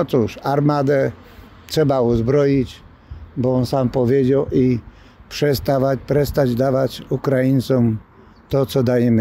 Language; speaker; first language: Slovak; non-native, local second language; Polish